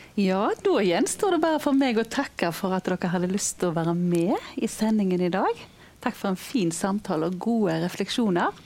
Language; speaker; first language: Norwegian; native; Norwegian